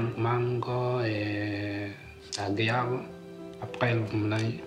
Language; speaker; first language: French; non-native, learner; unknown